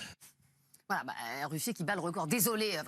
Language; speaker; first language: French; native; French